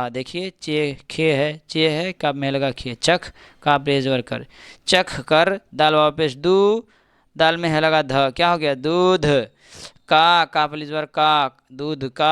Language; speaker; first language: Hindi; native; Hindi